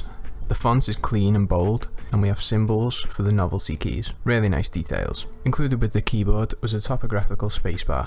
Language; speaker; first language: English; native; English